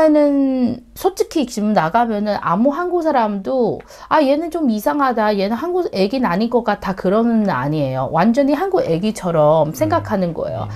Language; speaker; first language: Korean; non-native, learner; Chinese